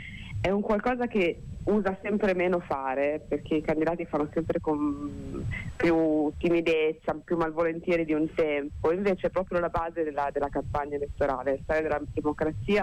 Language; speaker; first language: Italian; native; Italian